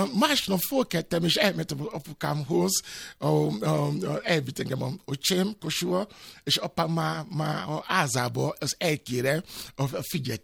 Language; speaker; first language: Hungarian; non-native, fluent; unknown